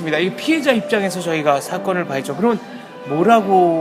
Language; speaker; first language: Korean; native; Korean